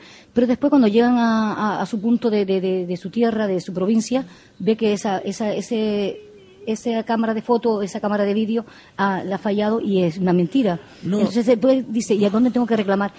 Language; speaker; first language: Spanish; native; Spanish